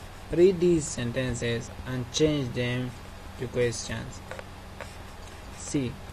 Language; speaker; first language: English; non-native, fluent; Persian